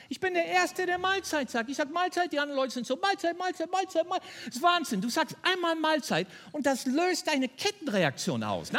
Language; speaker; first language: German; non-native, fluent; English